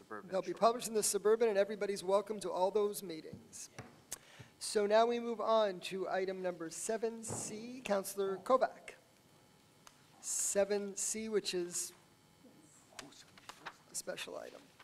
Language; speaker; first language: English; native; English